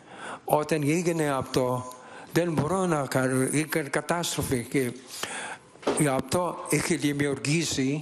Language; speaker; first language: Greek; non-native, learner; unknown